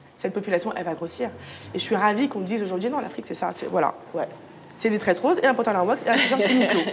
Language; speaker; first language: French; native; French